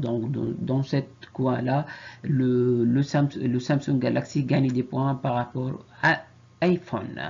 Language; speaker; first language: French; non-native, fluent; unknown